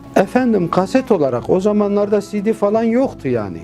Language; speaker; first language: Turkish; early bilingual, heritage; Turkish